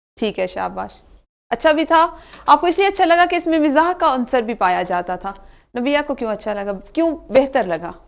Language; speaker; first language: Urdu; native; Urdu